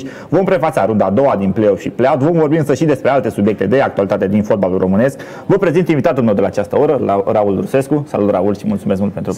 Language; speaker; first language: Romanian; native; Romanian